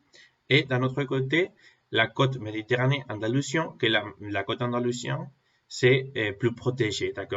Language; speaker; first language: French; non-native, fluent; Spanish